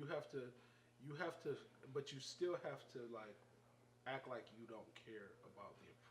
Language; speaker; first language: English; native; English